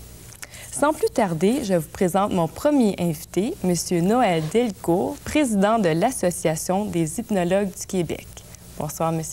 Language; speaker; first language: French; native; French